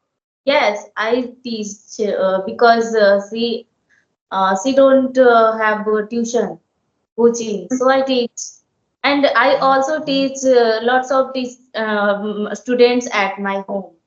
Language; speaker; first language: English; non-native, learner; Hindi